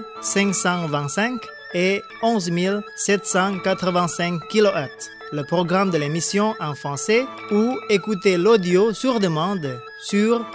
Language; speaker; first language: French; non-native, fluent; Indonesian